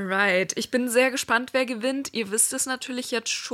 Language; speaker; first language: German; native; German